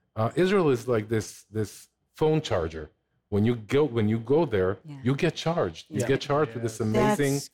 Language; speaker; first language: English; non-native, fluent; Hebrew